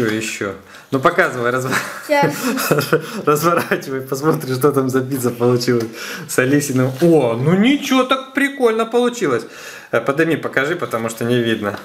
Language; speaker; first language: Russian; native; Russian